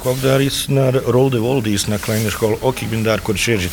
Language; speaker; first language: Dutch; non-native, learner; Bosnian